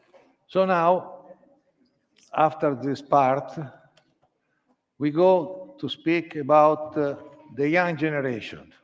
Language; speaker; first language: English; non-native, learner; Italian